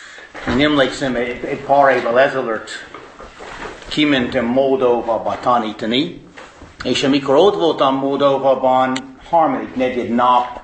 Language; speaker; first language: Hungarian; non-native, fluent; English